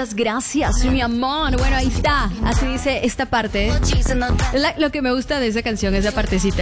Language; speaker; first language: Spanish; native; Spanish